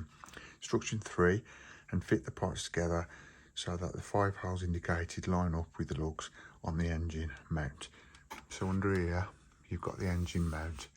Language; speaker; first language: English; native; English